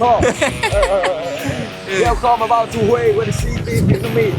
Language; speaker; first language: English; non-native, learner; Vietnamese